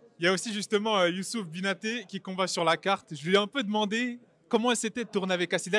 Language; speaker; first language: French; native; French